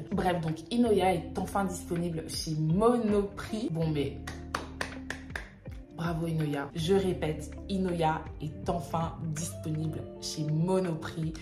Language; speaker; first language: French; native; French